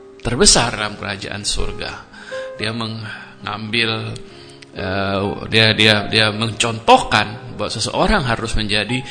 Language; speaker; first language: Indonesian; native; Indonesian